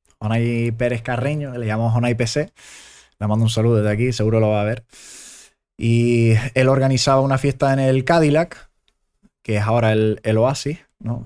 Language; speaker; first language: Spanish; early bilingual, other home language; German